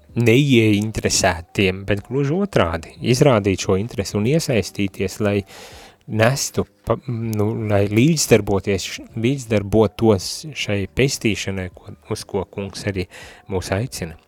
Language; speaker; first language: Latvian; native; Latvian